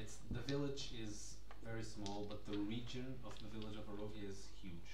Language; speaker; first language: English; non-native, fluent; Portuguese